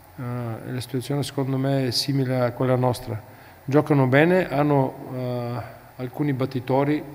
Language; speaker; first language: Italian; non-native, fluent; Bulgarian